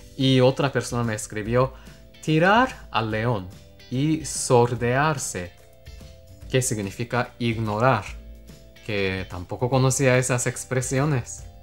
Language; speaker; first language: Spanish; non-native, fluent; Japanese